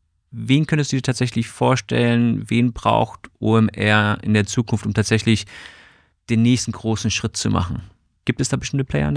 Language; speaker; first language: German; native; German